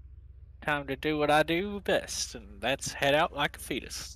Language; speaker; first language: English; native; English